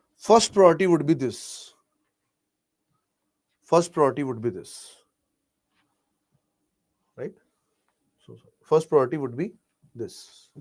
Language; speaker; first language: English; non-native, local second language; Hindi